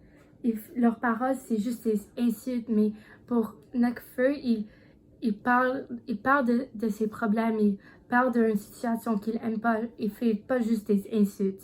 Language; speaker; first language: French; non-native, learner; English